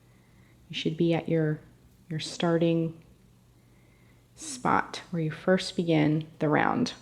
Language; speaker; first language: English; native; English